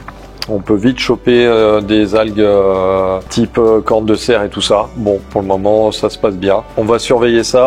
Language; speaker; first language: French; native; French